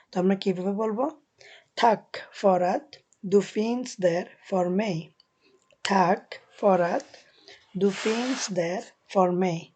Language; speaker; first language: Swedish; non-native, fluent; Bangla